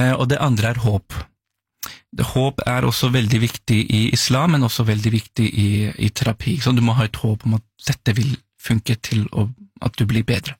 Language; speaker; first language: Norwegian; early bilingual, other home language; Urdu